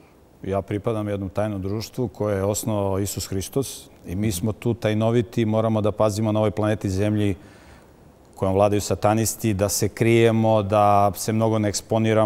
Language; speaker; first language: Serbian; native; Serbian